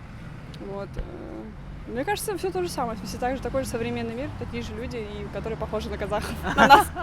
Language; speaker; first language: Russian; native; Russian